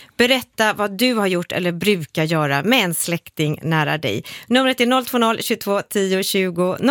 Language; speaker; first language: Swedish; native; Swedish